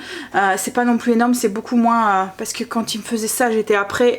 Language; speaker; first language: French; native; French